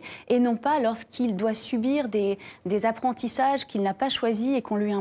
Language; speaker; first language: French; native; French